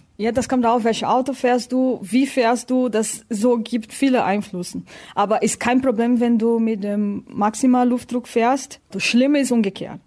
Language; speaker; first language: German; non-native, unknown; Portuguese